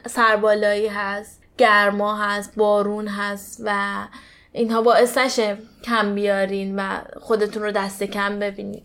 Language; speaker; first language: Persian; native; Persian